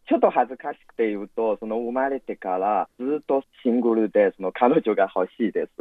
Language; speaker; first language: Japanese; non-native, fluent; Chinese